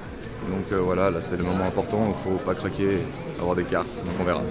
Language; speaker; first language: French; native; French